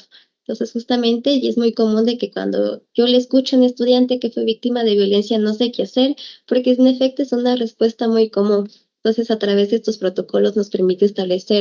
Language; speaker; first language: Spanish; native; Spanish